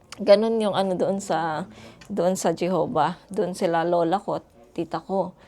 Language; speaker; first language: Filipino; native; Filipino